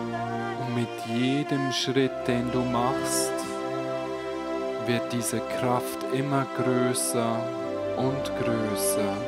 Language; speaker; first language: German; native; German